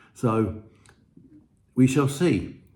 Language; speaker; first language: English; native; English